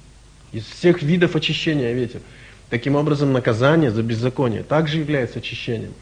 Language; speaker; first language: Russian; native; Russian